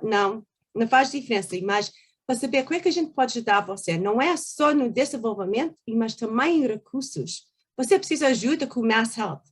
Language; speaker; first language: Portuguese; early bilingual, heritage; Portuguese